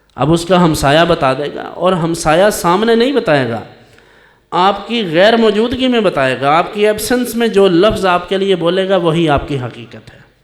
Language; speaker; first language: Urdu; non-native, local second language; Punjabi